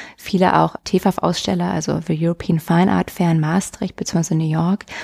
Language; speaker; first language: German; native; German